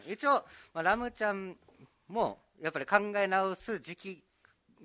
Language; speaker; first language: Japanese; native; Japanese